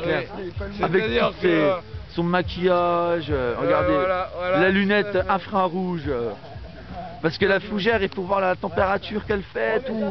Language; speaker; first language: French; native; French